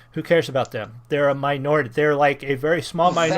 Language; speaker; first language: English; native; English